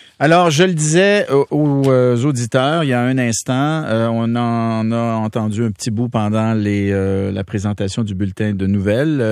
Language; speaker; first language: French; native; French